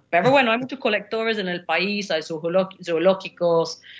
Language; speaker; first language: Spanish; non-native, fluent; English